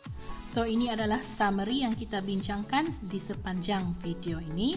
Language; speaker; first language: Malay; native; Malay